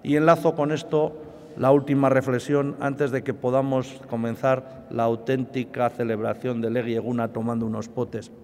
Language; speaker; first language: Spanish; native; Spanish